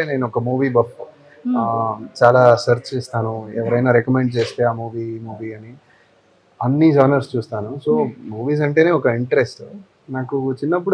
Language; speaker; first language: Telugu; non-native, fluent; Tamil